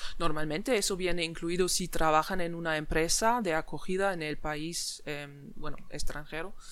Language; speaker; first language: Spanish; non-native, fluent; German